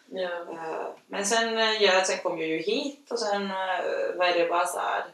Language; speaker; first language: Swedish; non-native, fluent; Spanish